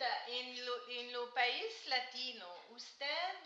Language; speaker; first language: Spanish; non-native, learner; English